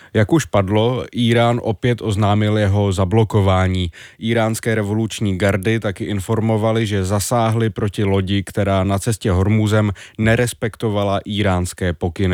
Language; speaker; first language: Czech; native; Czech